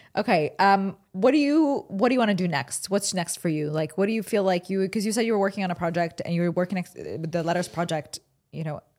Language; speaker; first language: English; early bilingual, other home language; Arabic